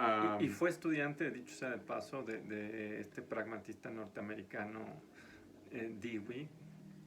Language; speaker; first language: Spanish; native; Spanish